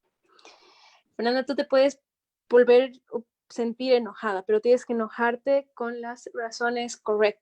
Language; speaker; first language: Spanish; native; Spanish